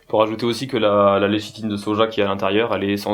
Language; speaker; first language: French; native; French